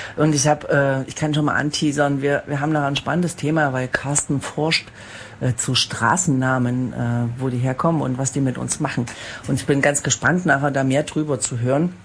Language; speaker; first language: German; native; German